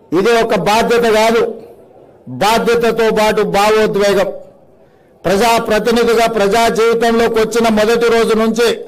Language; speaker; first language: Telugu; native; Telugu